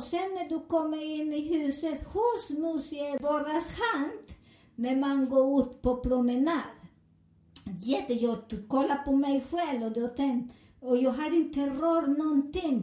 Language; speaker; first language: Swedish; non-native, fluent; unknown